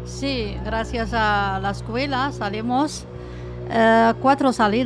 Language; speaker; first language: Spanish; non-native, learner; Arabic